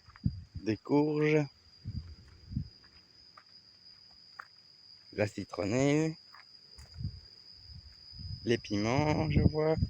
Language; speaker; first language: French; native; French